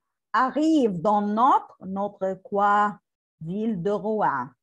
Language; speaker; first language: French; non-native, learner; Arabic